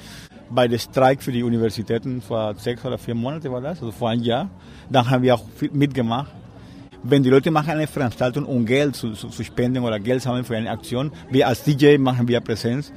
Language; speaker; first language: German; non-native, learner; Spanish